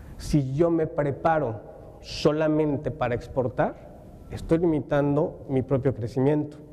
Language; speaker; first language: Spanish; native; Spanish